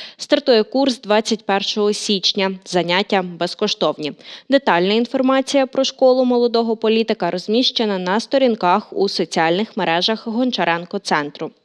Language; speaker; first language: Ukrainian; native; Ukrainian